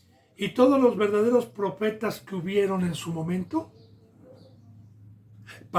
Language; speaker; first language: Spanish; native; Spanish